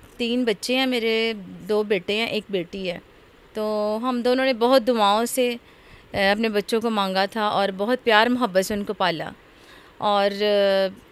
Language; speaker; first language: Urdu; non-native, local second language; Punjabi